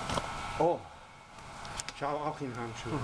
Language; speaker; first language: German; non-native, learner; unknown